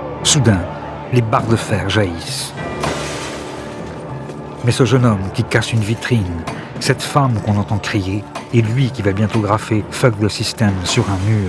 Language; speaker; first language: French; native; French